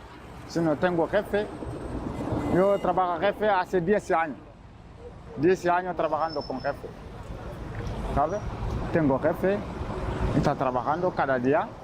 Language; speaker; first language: Spanish; non-native, learner; Bambara